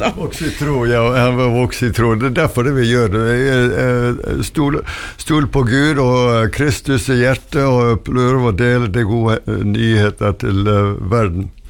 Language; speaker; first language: Norwegian; native; Norwegian